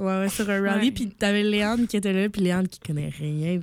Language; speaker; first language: French; native; French